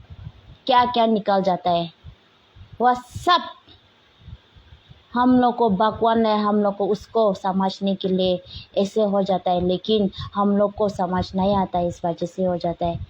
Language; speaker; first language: Hindi; non-native, local second language; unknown